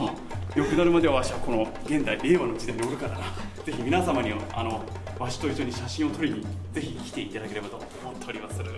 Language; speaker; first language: Japanese; native; Japanese